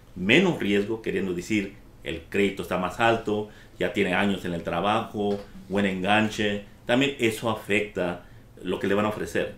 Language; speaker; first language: Spanish; early bilingual, heritage; Spanish